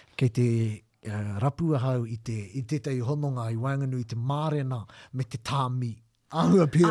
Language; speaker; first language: Māori; non-native, local second language; English